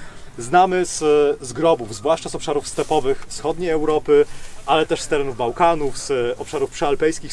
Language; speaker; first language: Polish; native; Polish